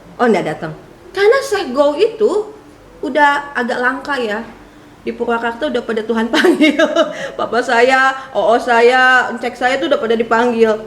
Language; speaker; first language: Indonesian; native; Indonesian